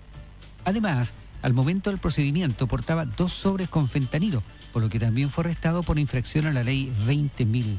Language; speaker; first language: Spanish; native; Spanish